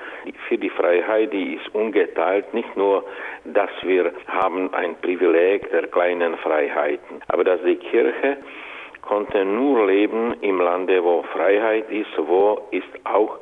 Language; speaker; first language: German; non-native, fluent; Czech